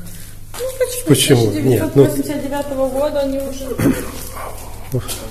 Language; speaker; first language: Russian; non-native, local second language; Romanian